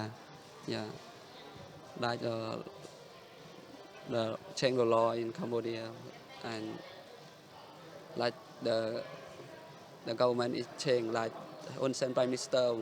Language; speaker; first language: English; non-native, learner; Khmer